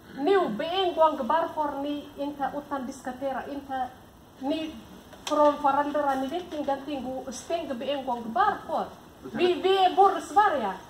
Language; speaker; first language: Swedish; non-native, learner; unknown